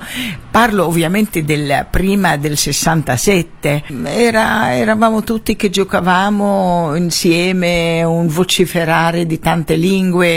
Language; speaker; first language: Italian; non-native, fluent; Arabic